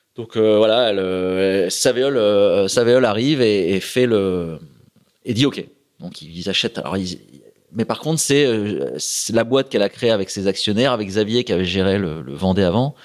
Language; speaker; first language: French; native; French